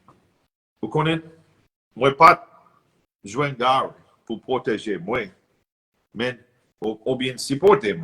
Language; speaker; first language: Haitian Creole; non-native, learner; English